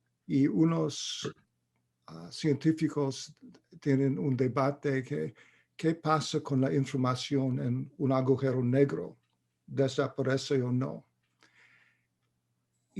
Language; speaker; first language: Spanish; non-native, fluent; English